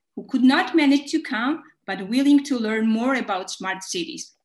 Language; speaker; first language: English; non-native, fluent; Georgian